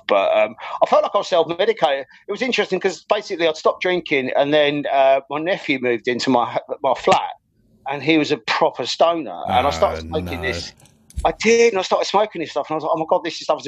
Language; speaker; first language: English; native; English